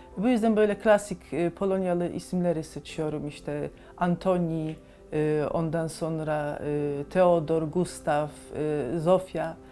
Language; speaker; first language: Turkish; non-native, fluent; Polish